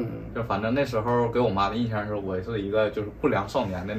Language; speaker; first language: Chinese; native; Chinese